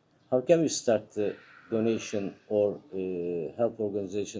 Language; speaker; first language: English; non-native, learner; Turkish